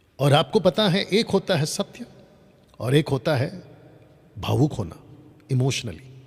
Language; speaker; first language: Hindi; non-native, local second language; Telugu